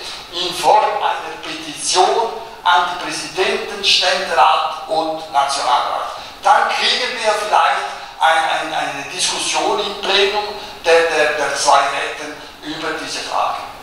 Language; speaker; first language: German; non-native, local second language; Italian